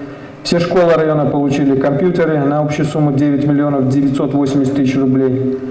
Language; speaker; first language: Russian; native; Russian